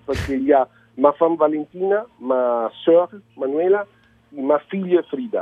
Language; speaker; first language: French; non-native, learner; Italian